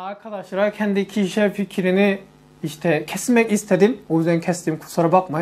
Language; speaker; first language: Turkish; non-native, learner; Korean